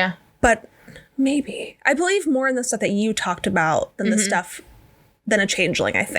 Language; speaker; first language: English; native; English